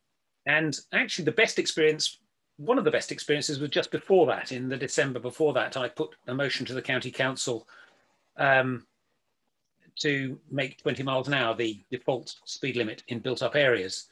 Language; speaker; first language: English; native; English